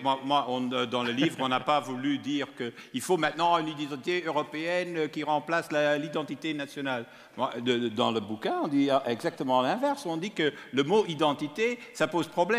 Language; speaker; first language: French; non-native, local second language; Dutch